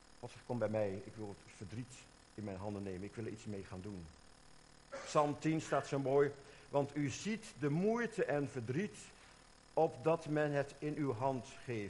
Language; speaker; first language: Dutch; native; Dutch